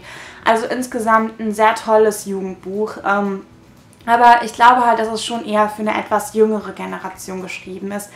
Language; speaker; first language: German; native; German